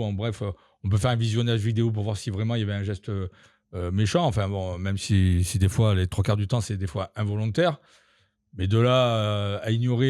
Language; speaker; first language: French; native; French